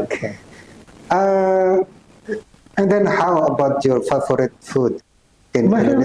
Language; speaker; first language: English; non-native, learner; Indonesian